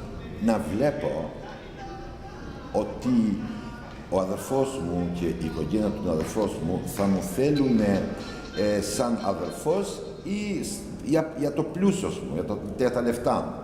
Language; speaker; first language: Greek; non-native, learner; Albanian